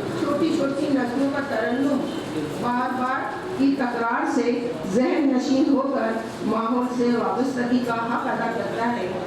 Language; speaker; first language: Urdu; native; Urdu